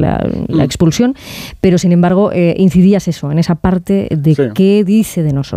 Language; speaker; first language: Spanish; native; Spanish